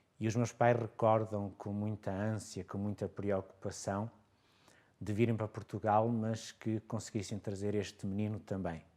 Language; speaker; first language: Portuguese; native; Portuguese